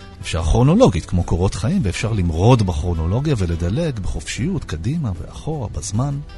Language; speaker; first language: Hebrew; native; Hebrew